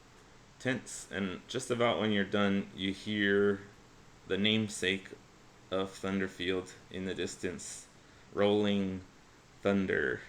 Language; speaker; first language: English; native; English